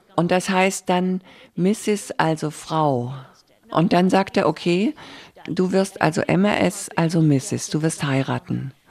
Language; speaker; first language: German; native; German